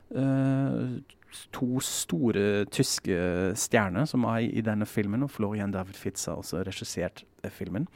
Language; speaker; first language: Norwegian; non-native, fluent; German